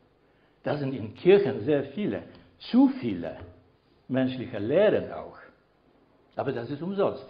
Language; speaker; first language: German; non-native, fluent; Polish